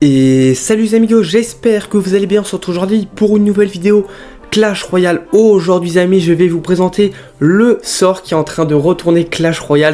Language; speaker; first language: French; native; French